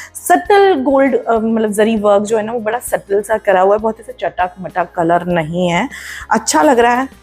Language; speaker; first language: Hindi; non-native, local second language; Marathi